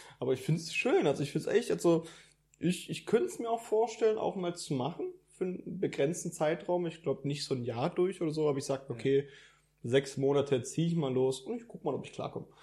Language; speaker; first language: German; early bilingual, other home language; Italian